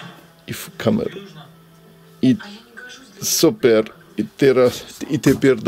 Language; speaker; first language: Russian; non-native, learner; German